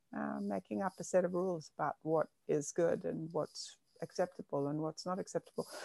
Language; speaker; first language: English; native; English